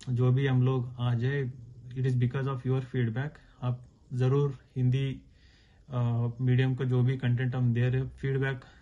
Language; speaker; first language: Hindi; non-native, local second language; Kannada